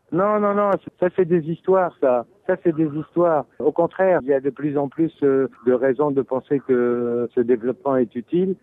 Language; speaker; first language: French; native; French